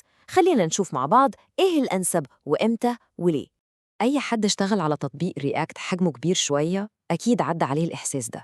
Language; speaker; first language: Arabic; native; Arabic